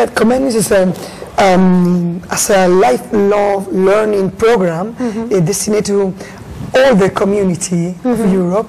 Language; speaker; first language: English; non-native, learner; Spanish